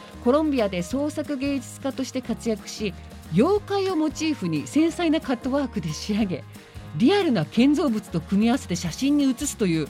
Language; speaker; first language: Japanese; native; Japanese